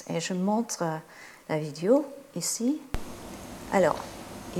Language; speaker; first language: French; non-native, fluent; English